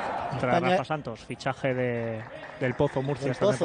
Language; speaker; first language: Spanish; native; Spanish